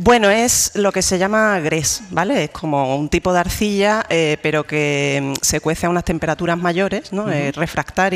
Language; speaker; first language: Spanish; native; Spanish